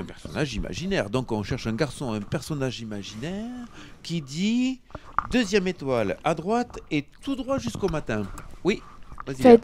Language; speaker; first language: French; native; French